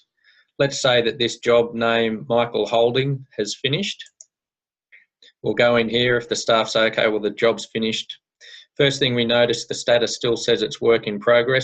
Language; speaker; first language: English; native; English